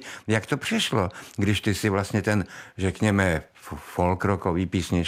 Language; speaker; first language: Czech; native; Czech